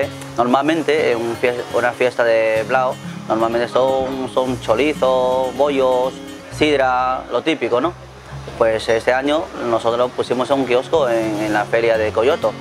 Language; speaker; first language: Spanish; non-native, learner; Chinese